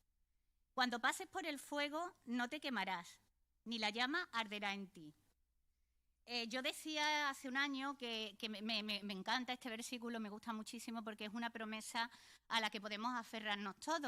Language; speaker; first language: Spanish; native; Spanish